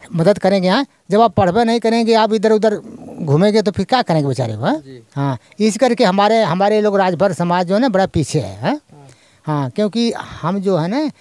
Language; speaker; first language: Hindi; native; Hindi